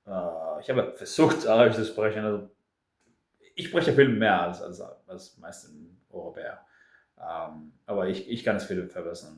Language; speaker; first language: German; non-native, fluent; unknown